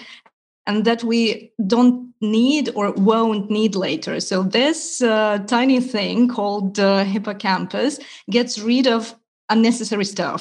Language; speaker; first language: English; non-native, fluent; Russian